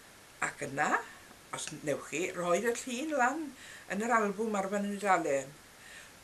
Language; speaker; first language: Welsh; native; Welsh